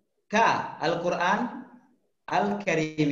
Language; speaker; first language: Arabic; non-native, fluent; Indonesian